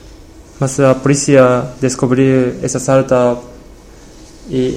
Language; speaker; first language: Spanish; non-native, learner; Portuguese